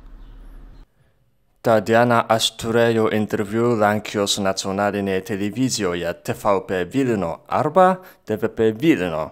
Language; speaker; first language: Lithuanian; non-native, fluent; Japanese